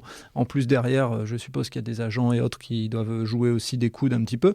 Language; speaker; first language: French; native; French